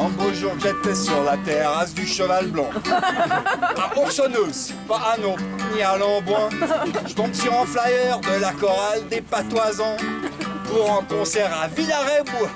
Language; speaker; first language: French; native; French